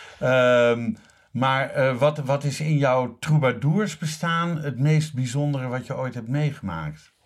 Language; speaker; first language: Dutch; native; Dutch